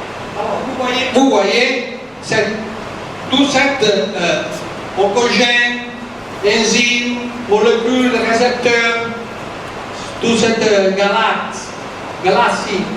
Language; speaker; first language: French; non-native, fluent; Italian